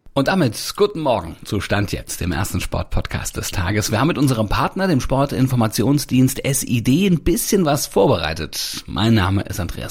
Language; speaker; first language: German; native; German